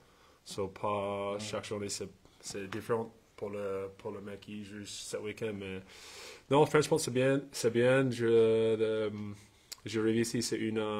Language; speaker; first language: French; non-native, learner; English